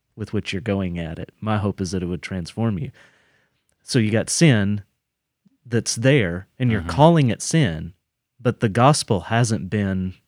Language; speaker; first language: English; native; English